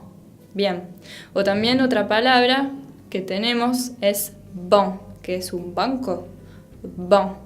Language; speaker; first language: Spanish; non-native, fluent; French